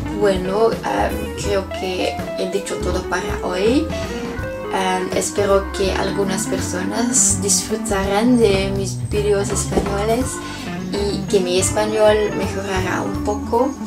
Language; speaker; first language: Spanish; non-native, learner; Dutch